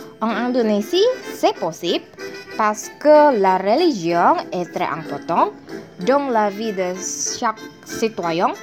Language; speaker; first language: French; non-native, learner; Indonesian